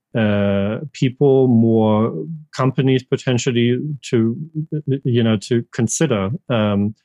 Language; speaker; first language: English; non-native, fluent; German